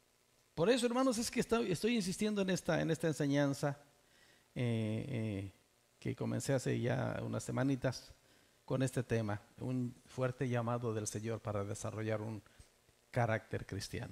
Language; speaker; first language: Spanish; native; Spanish